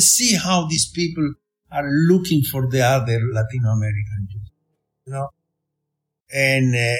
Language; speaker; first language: English; non-native, fluent; Spanish